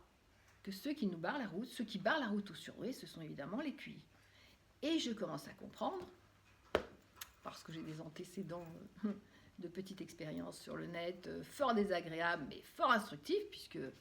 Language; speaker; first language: French; native; French